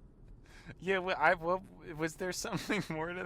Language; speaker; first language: English; native; English